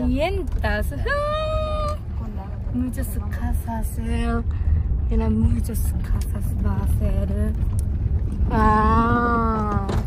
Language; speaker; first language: Spanish; non-native, fluent; Japanese